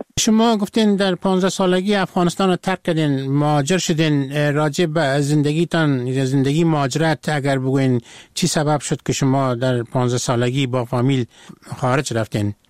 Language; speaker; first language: Persian; native; Persian